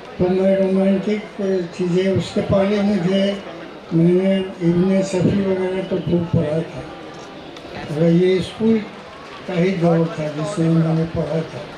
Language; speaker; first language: Hindi; non-native, local second language; Maithili